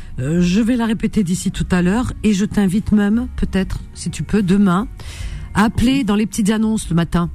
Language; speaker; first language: French; native; French